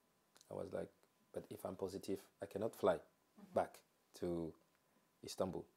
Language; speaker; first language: English; non-native, fluent; French